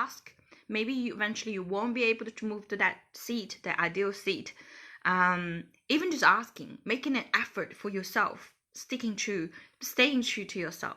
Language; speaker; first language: English; non-native, fluent; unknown